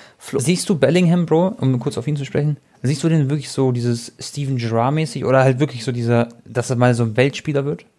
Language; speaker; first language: German; early bilingual, other home language; Croatian